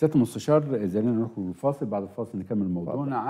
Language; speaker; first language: Arabic; native; Arabic